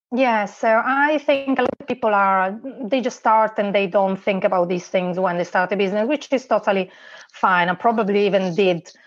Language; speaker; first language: English; non-native, fluent; Italian